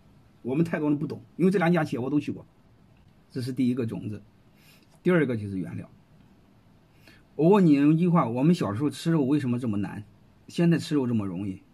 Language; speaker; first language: Chinese; native; Chinese